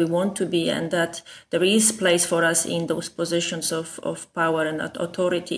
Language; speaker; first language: English; non-native, fluent; Polish